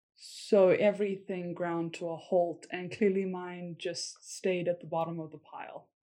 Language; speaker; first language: English; native; English